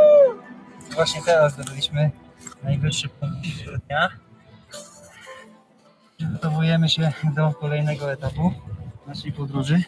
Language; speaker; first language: Polish; native; Polish